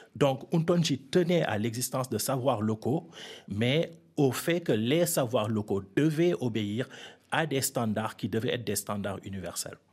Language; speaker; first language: French; non-native, local second language; Fula